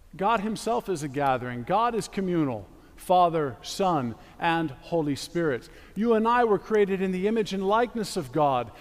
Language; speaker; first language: English; native; English